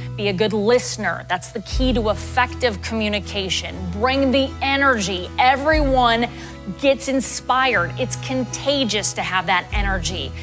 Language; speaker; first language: English; native; English